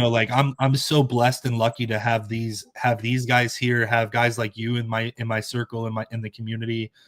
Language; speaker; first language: English; native; English